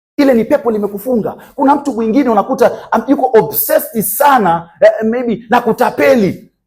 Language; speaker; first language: Swahili; native; Swahili